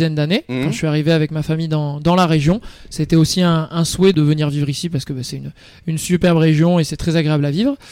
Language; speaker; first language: French; native; French